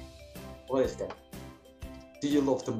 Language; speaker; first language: English; non-native, learner; Indonesian